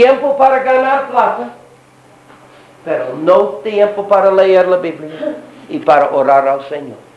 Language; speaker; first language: Portuguese; non-native, learner; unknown